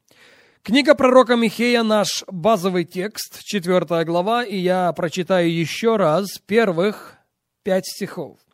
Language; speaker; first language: Russian; native; Russian